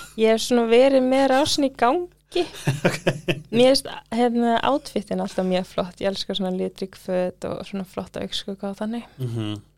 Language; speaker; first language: Icelandic; early bilingual, other home language; English